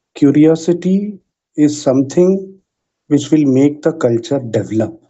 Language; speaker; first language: English; non-native, local second language; Hindi